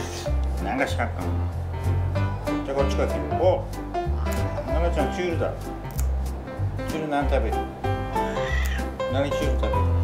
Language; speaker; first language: Japanese; native; Japanese